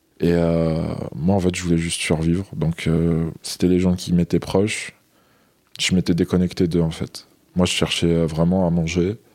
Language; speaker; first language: French; non-native, local second language; Arabic